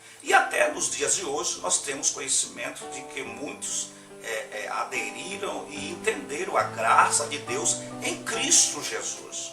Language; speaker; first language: Portuguese; native; Portuguese